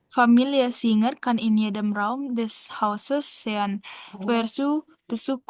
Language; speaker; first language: German; non-native, learner; Indonesian